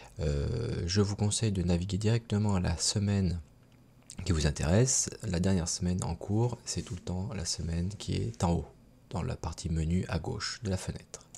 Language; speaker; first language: French; native; French